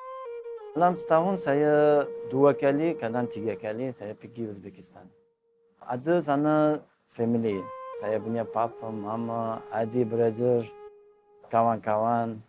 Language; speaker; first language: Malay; non-native, learner; Uzbek